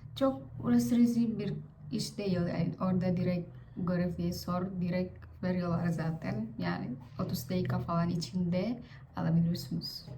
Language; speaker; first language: Turkish; non-native, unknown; Vietnamese